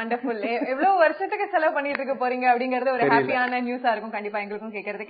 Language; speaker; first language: Tamil; native; Tamil